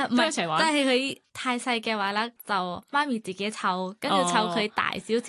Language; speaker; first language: Cantonese; non-native, fluent; Thai